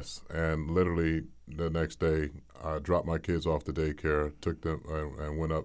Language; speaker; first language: English; native; English